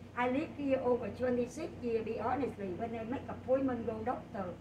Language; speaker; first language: English; non-native, learner; Vietnamese